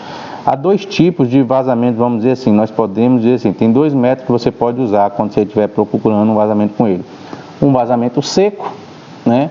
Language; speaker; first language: Portuguese; native; Portuguese